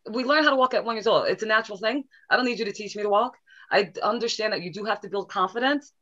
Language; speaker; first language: English; native; English